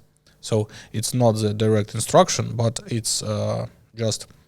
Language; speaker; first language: English; non-native, learner; Ukrainian